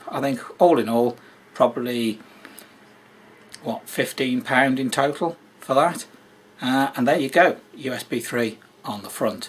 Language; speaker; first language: English; native; English